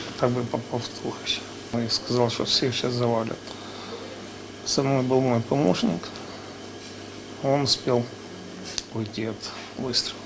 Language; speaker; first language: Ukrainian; non-native, local second language; Russian